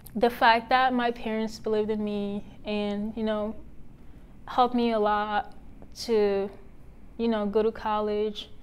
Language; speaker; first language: English; non-native, fluent; Wolof